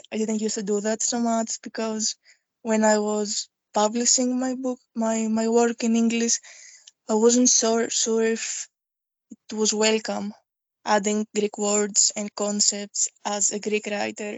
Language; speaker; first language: English; non-native, fluent; Greek